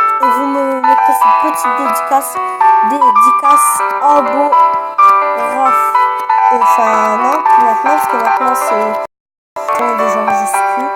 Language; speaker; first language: French; native; French